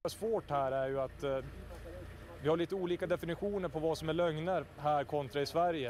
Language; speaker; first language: Swedish; native; Swedish